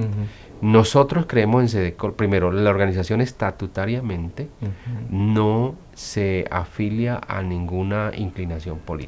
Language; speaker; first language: Spanish; native; Spanish